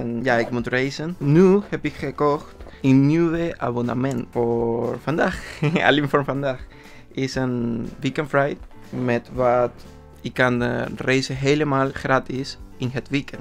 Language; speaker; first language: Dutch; non-native, learner; Spanish